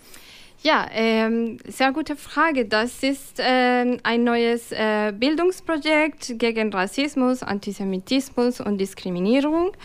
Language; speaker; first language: German; non-native, fluent; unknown